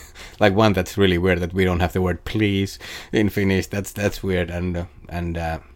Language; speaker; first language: English; non-native, fluent; Finnish